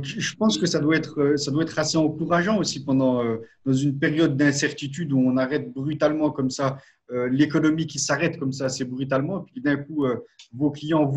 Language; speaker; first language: French; native; French